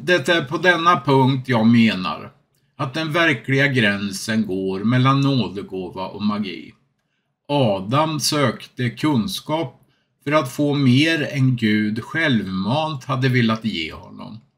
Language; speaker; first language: Swedish; native; Swedish